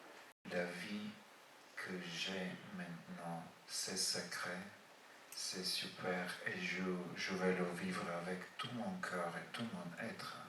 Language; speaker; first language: French; non-native, fluent; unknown